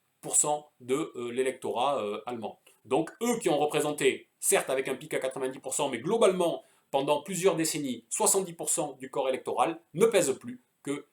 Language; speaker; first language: French; native; French